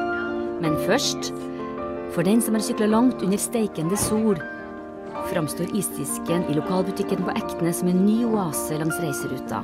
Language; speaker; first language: Norwegian; native; Norwegian